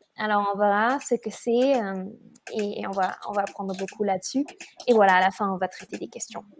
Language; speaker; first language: French; non-native, fluent; German